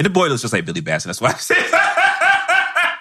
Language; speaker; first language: English; native; English